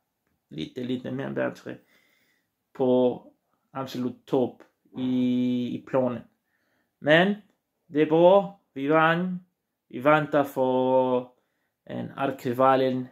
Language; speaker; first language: Swedish; non-native, learner; Portuguese